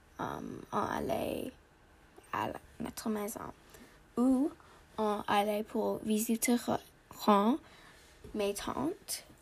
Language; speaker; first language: French; non-native, learner; English